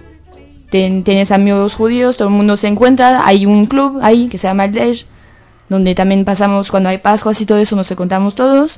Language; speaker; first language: Spanish; non-native, fluent; French